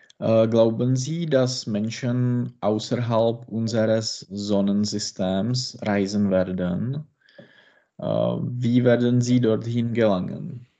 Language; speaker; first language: German; non-native, learner; Czech